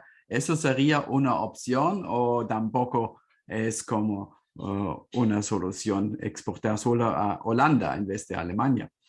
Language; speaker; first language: Spanish; non-native, fluent; German